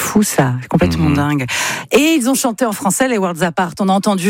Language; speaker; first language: French; native; French